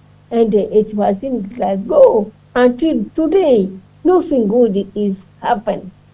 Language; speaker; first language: English; non-native, learner; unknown